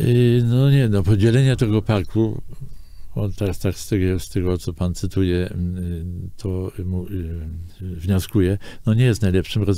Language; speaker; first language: Polish; native; Polish